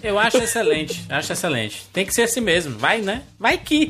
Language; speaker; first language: Portuguese; native; Portuguese